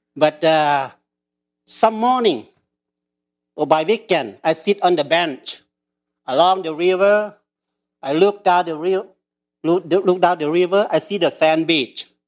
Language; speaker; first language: English; early bilingual, other home language; Lao